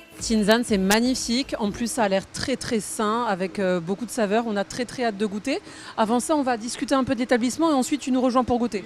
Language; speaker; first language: French; native; French